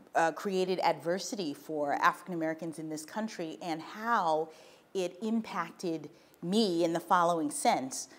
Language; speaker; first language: English; native; English